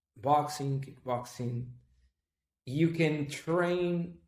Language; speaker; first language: English; non-native, fluent; Portuguese